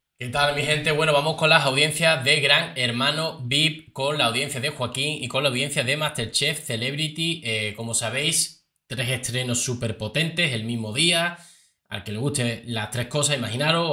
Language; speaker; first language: Spanish; native; Spanish